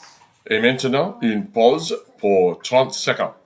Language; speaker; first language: French; non-native, fluent; English